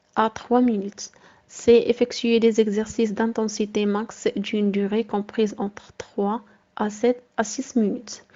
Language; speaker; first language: French; non-native, local second language; Arabic